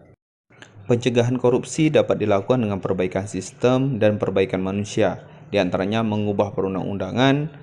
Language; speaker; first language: Indonesian; native; Indonesian